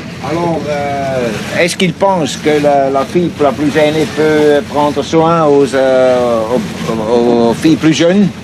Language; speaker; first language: French; non-native, fluent; Swiss German